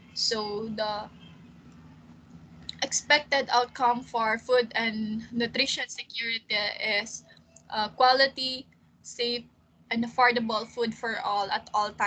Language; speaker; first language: English; non-native, local second language; Filipino